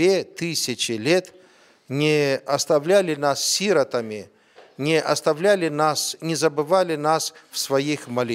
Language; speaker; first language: Russian; non-native, fluent; Romanian